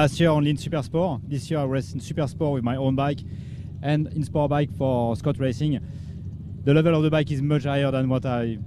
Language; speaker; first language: English; non-native, learner; French